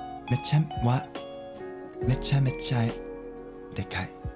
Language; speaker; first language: Japanese; non-native, learner; English